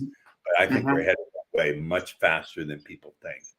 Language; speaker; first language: English; native; English